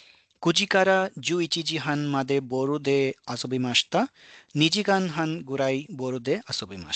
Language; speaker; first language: Japanese; non-native, fluent; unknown